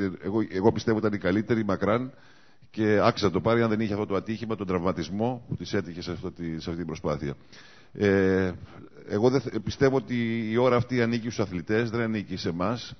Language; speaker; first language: Greek; native; Greek